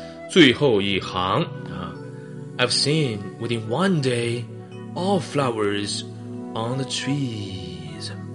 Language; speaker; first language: English; non-native, fluent; Chinese